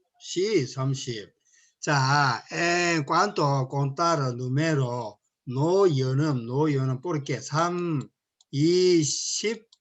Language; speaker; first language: Spanish; non-native, learner; Korean